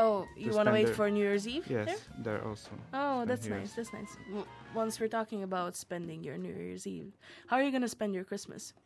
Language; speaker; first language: English; non-native, fluent; Croatian